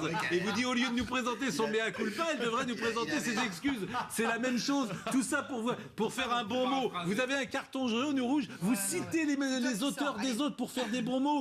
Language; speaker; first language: French; native; French